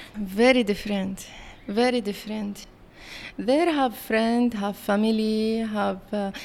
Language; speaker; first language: English; non-native, learner; Arabic